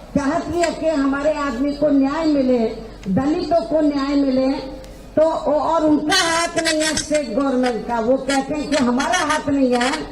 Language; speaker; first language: Hindi; native; Hindi